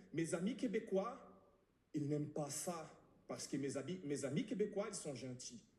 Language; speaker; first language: French; non-native, fluent; Portuguese